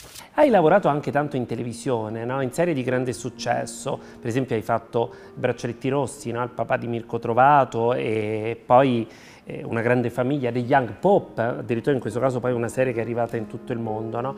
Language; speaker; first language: Italian; native; Italian